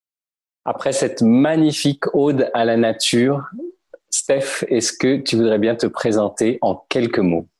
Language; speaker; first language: French; native; French